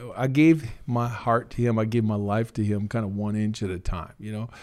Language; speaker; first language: English; native; English